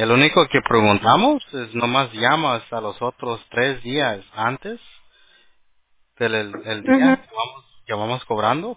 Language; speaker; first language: Spanish; early bilingual, heritage; Spanish